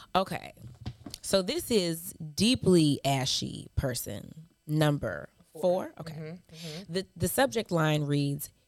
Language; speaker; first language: English; early bilingual, other home language; Yoruba